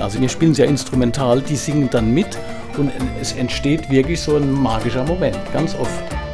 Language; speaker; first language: German; native; German